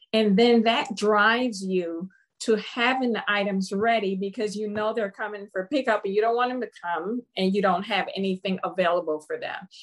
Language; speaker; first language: English; non-native, fluent; Spanish